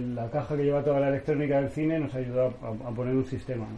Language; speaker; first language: Spanish; native; Spanish